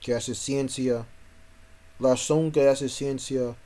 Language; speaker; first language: Spanish; non-native, learner; English